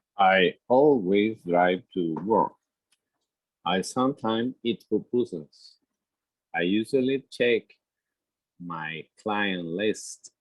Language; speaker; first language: English; non-native, learner; Spanish